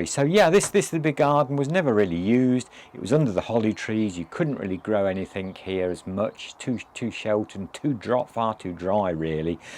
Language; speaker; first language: English; native; English